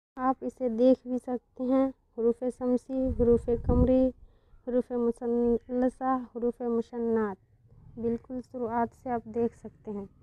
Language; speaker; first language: Urdu; native; Urdu